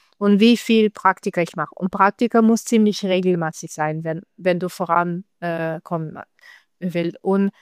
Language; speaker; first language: German; non-native, learner; Russian